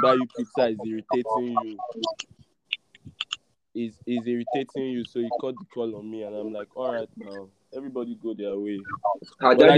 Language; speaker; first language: English; non-native, local second language; Yoruba